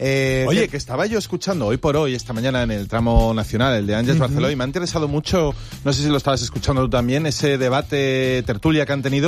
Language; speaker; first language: Spanish; native; Spanish